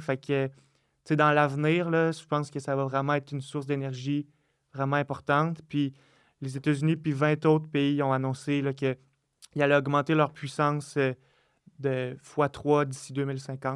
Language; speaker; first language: French; native; French